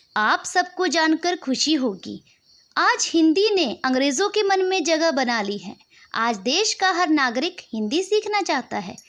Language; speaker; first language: Hindi; native; Hindi